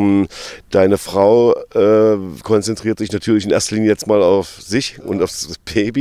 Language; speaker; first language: German; native; German